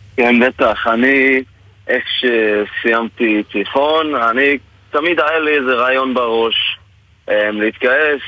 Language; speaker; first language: Hebrew; non-native, fluent; English